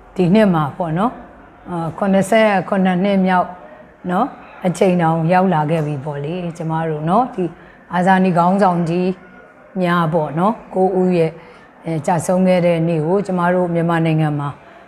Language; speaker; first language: Burmese; native; Burmese